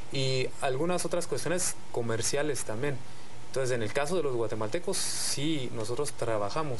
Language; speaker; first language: Spanish; native; Spanish